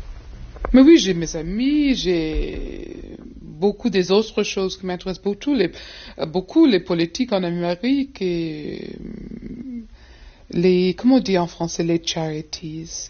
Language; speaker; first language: French; non-native, learner; English